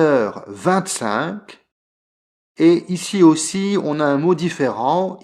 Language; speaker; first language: French; native; French